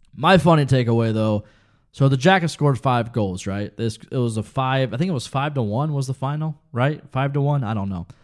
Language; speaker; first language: English; native; English